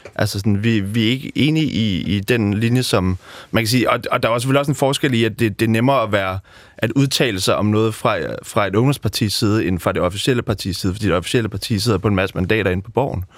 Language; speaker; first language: Danish; native; Danish